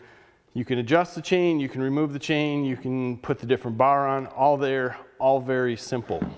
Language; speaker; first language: English; native; English